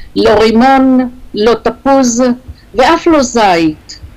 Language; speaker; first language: Hebrew; native; Hebrew